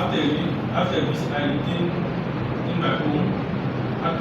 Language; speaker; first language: English; non-native, learner; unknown